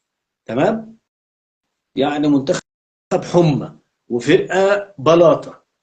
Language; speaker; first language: Arabic; native; Arabic